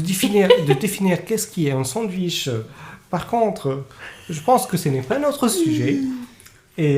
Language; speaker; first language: French; non-native, fluent; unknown